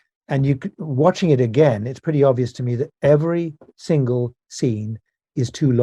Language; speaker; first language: English; native; English